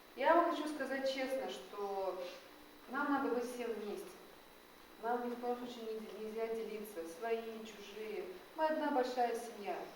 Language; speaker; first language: Russian; non-native, local second language; Gagauz